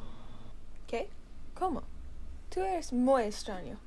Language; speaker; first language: Spanish; non-native, learner; English